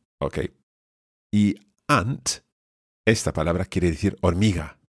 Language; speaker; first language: Spanish; non-native, fluent; English